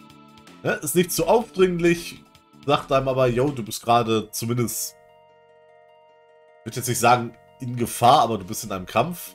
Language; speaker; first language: German; native; German